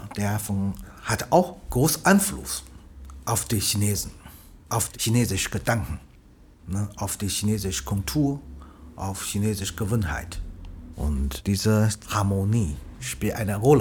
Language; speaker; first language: German; non-native, learner; Chinese